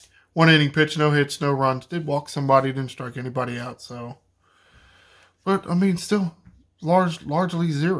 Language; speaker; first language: English; native; English